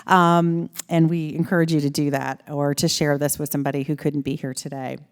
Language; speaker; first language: English; native; English